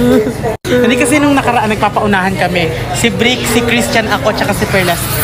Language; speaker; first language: Filipino; native; Filipino